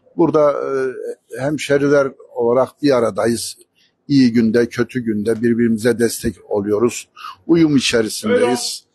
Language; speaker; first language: Turkish; native; Turkish